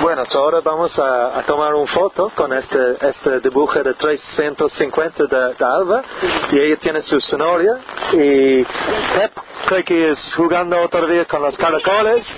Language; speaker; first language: Spanish; non-native, learner; English